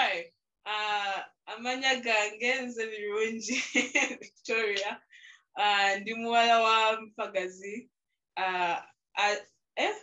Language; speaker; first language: English; non-native, local second language; Ganda